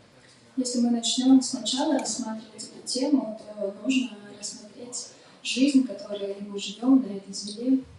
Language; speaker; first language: Russian; native; Russian